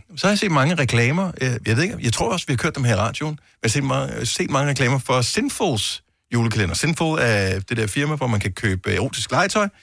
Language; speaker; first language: Danish; native; Danish